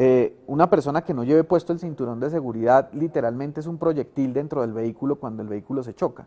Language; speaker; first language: Spanish; native; Spanish